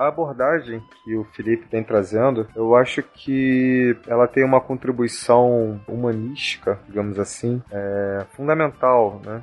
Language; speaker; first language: Portuguese; native; Portuguese